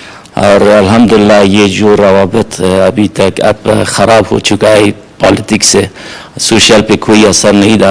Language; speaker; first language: Hindi; non-native, fluent; Persian